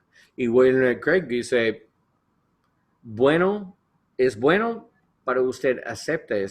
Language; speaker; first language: Spanish; non-native, learner; English